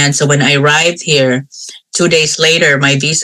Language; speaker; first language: English; non-native, local second language; Cebuano